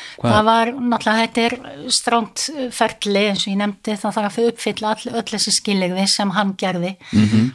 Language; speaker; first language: Icelandic; non-native, fluent; Dutch